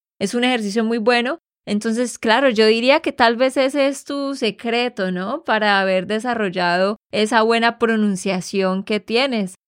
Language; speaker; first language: Spanish; native; Spanish